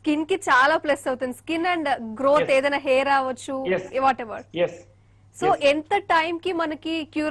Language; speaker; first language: Telugu; native; Telugu